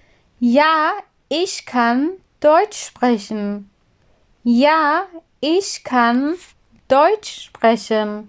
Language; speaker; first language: German; non-native, fluent; Urdu